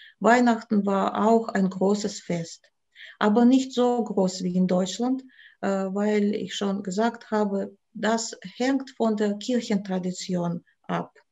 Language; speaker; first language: German; non-native, fluent; Russian